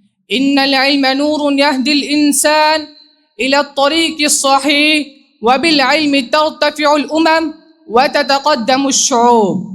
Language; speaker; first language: Arabic; non-native, learner; Bangla